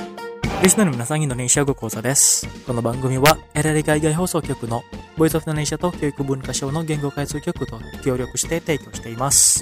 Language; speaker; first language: Japanese; non-native, fluent; Indonesian